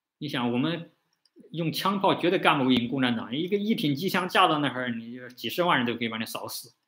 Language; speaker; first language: Chinese; native; Chinese